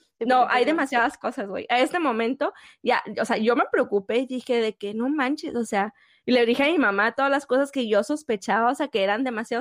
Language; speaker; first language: Spanish; native; Spanish